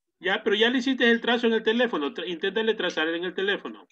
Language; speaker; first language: Spanish; native; Spanish